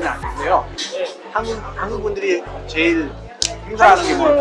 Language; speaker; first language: Korean; non-native, fluent; Nepali